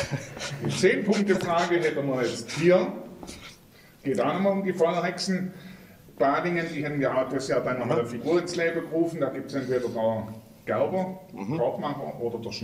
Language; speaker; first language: German; native; German